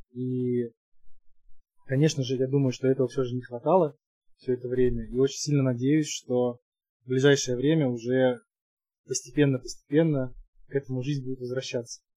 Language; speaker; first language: Russian; native; Russian